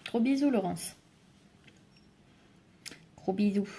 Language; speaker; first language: French; native; French